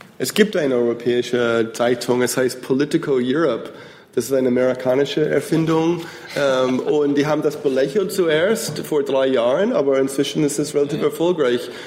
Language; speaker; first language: German; non-native, fluent; English